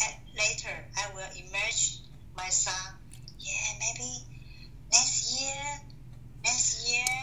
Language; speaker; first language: English; non-native, learner; Chinese